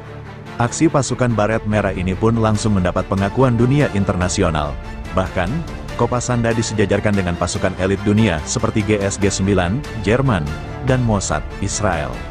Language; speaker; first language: Indonesian; native; Indonesian